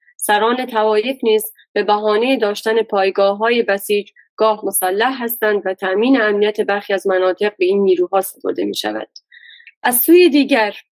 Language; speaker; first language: Persian; non-native, local second language; Baluchi